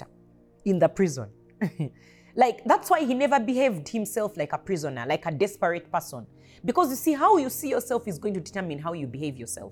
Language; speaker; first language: English; non-native, local second language; Ganda